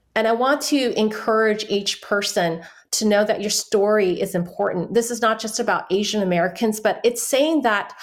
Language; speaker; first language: English; early bilingual, other home language; Chinese